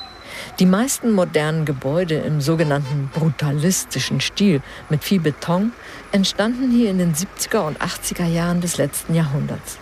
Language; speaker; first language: German; early bilingual, heritage; German